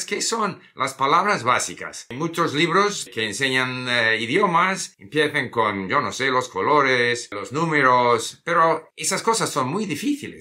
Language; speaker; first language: Spanish; non-native, fluent; English